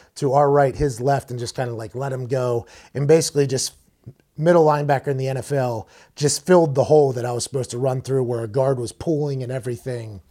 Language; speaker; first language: English; native; English